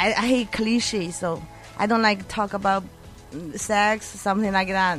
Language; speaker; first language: English; non-native, learner; Chinese